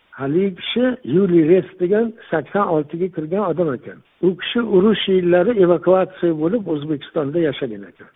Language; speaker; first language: Uzbek; non-native, local second language; Tajik